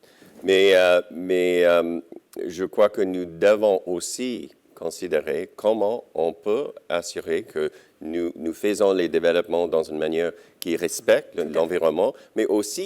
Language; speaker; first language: French; non-native, local second language; English